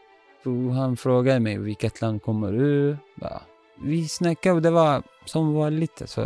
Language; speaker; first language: Swedish; non-native, learner; Arabic